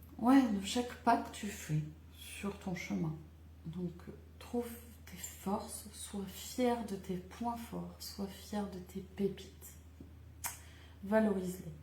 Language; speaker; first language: French; native; French